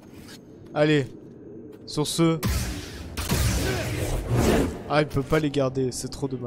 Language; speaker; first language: French; native; French